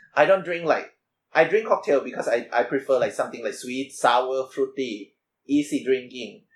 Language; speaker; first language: English; non-native, learner; Thai